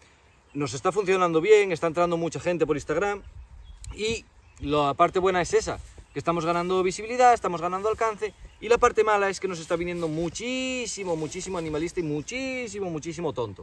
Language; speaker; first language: Spanish; native; Spanish